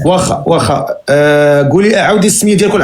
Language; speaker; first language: Arabic; native; Arabic